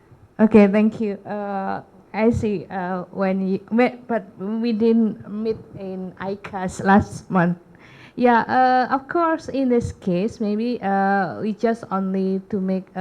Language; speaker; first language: English; non-native, learner; Indonesian